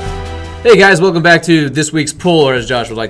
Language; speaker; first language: English; native; English